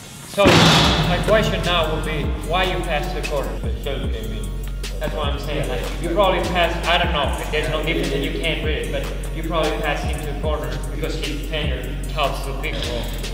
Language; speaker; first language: English; non-native, fluent; Catalan